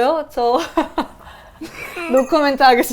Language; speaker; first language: Korean; native; Korean